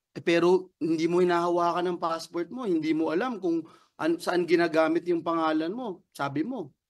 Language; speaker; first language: Filipino; native; Filipino